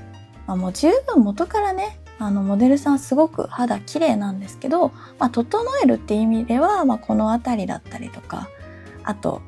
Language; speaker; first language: Japanese; native; Japanese